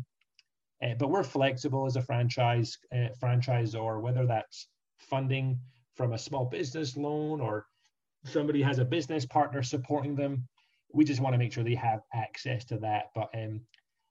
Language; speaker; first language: English; native; English